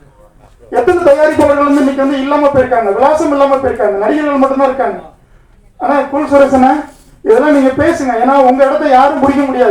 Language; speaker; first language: Tamil; native; Tamil